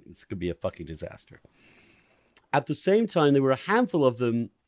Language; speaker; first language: English; native; English